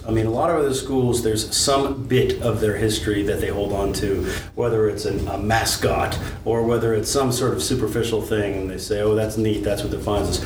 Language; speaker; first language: English; native; English